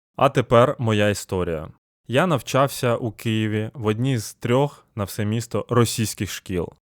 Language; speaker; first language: Ukrainian; non-native, local second language; Russian